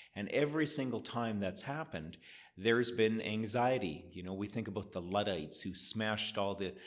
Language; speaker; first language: English; native; English